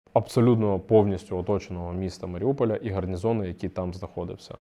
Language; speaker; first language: Ukrainian; native; Ukrainian